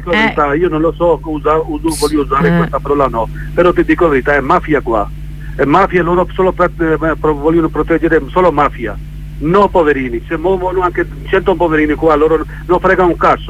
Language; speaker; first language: Italian; non-native, learner; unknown